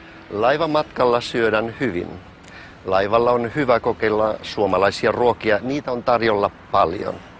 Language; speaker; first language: Finnish; non-native, fluent; Spanish